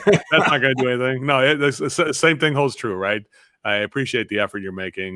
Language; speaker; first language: English; native; English